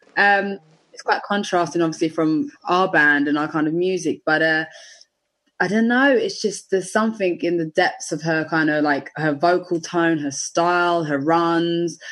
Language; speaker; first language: English; native; English